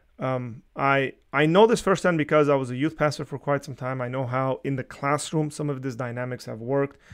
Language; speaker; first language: English; early bilingual, other home language; Armenian